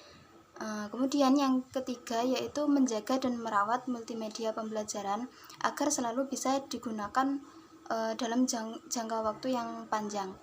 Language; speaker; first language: Indonesian; native; Indonesian